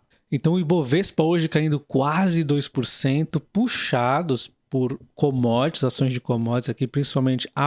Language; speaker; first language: Portuguese; native; Portuguese